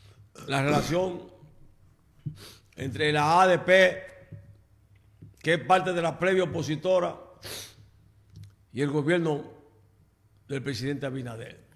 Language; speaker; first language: Spanish; native; Spanish